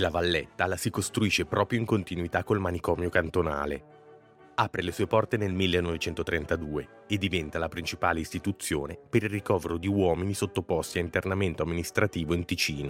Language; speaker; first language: Italian; native; Italian